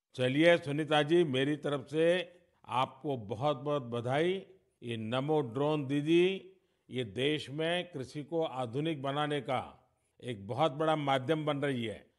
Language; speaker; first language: Hindi; non-native, local second language; Gujarati